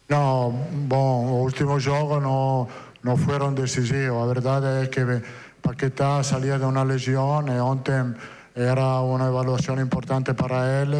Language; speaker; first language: Portuguese; non-native, fluent; Italian